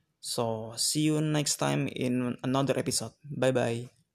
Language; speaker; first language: English; non-native, learner; Indonesian